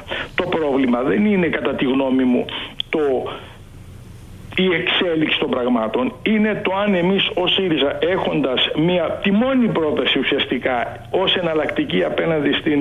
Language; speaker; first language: Greek; native; Greek